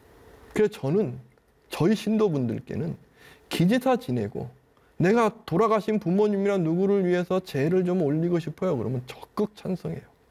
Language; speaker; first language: Korean; native; Korean